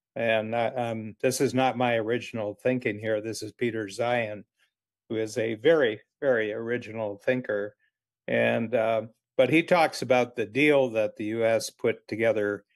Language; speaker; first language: English; native; English